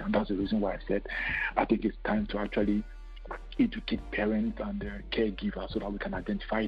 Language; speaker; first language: English; non-native, local second language; Igbo